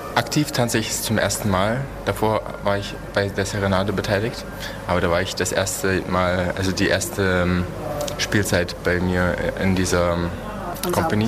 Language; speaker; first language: German; early bilingual, other home language; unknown